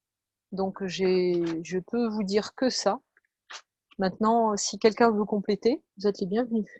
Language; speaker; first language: French; native; French